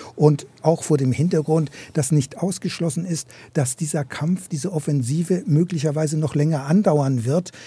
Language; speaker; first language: German; native; German